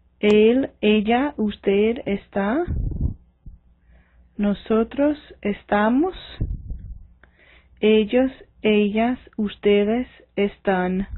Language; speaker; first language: Spanish; non-native, fluent; English